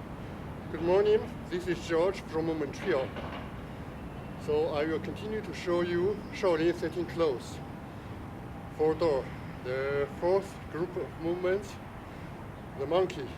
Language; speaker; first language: English; non-native, fluent; Chinese